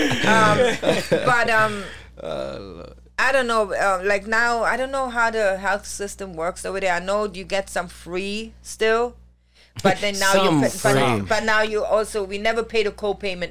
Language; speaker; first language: English; non-native, fluent; German